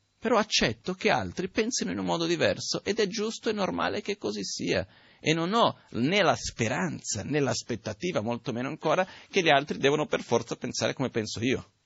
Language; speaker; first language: Italian; non-native, fluent; Portuguese